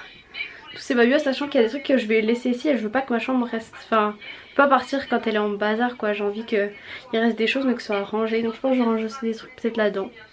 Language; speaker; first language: French; native; French